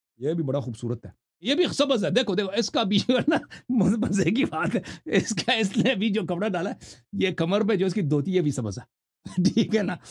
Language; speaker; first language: Urdu; non-native, fluent; Persian